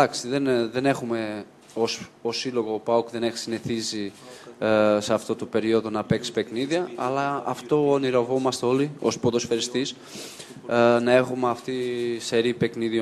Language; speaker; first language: Greek; non-native, fluent; Portuguese